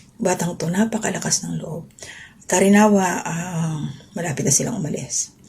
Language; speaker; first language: Filipino; non-native, local second language; Waray